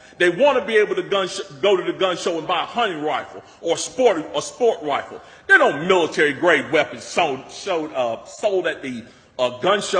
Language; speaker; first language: English; native; English